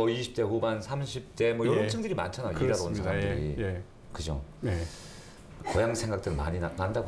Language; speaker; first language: Korean; native; Korean